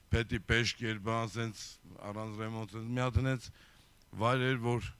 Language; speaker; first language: Armenian; native; Armenian